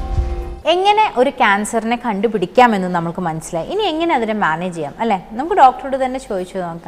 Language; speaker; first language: Malayalam; native; Malayalam